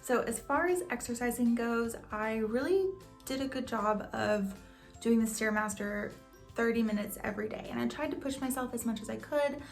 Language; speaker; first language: English; native; English